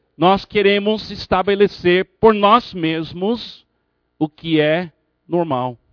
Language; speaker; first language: Portuguese; non-native, fluent; English